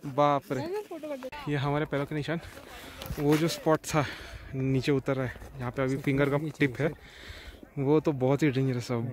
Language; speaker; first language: Hindi; non-native, local second language; Marathi